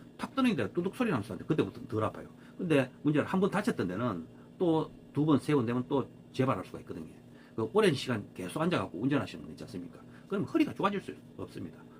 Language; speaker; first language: Korean; native; Korean